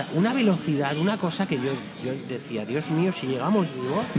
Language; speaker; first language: Spanish; native; Spanish